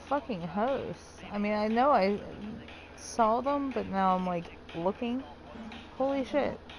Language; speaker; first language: English; native; English